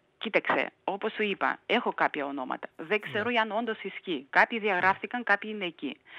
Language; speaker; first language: Greek; non-native, fluent; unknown